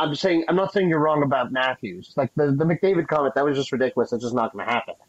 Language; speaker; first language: English; native; English